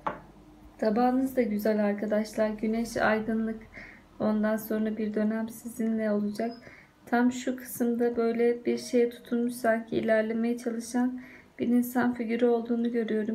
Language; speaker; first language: Turkish; native; Turkish